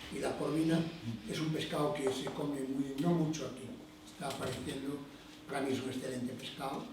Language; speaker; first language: Spanish; non-native, local second language; Galician